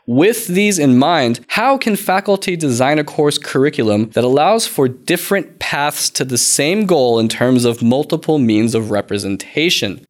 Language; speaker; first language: English; native; English